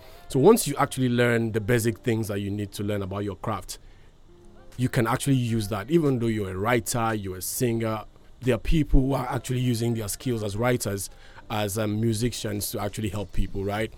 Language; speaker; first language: English; non-native, local second language; Ibibio